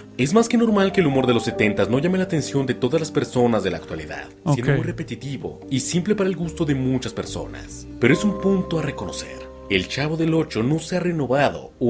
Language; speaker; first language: Spanish; native; Spanish